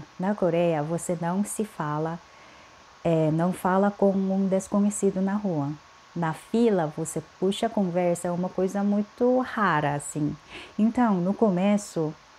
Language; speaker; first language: Portuguese; non-native, fluent; Korean